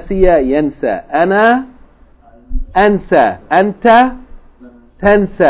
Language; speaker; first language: Arabic; non-native, fluent; English